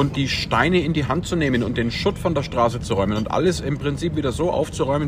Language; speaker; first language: German; native; German